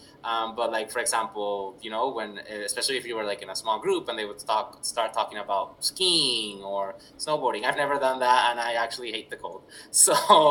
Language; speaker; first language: English; non-native, fluent; Spanish